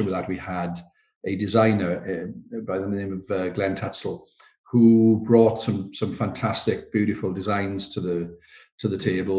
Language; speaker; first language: English; native; English